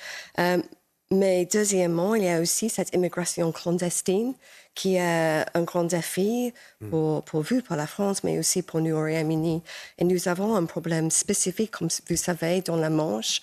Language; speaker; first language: French; non-native, fluent; English